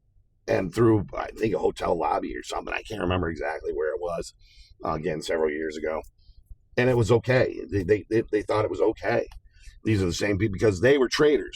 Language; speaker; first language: English; native; English